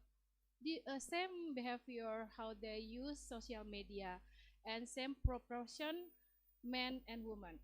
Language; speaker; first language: English; non-native, learner; Indonesian